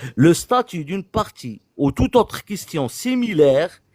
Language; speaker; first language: French; non-native, local second language; Arabic